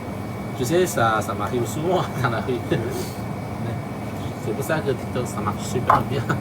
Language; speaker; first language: French; non-native, local second language; Chinese